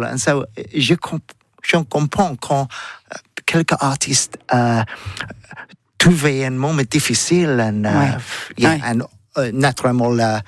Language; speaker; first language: French; non-native, learner; English